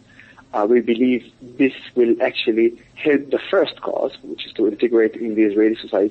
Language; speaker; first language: English; non-native, fluent; Arabic